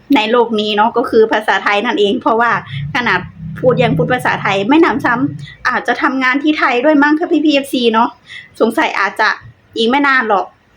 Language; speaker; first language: Thai; native; Thai